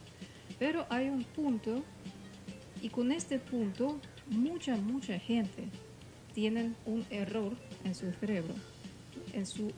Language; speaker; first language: Spanish; non-native, fluent; Russian